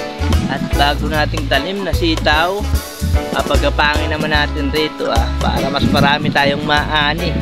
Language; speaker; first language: Filipino; native; Filipino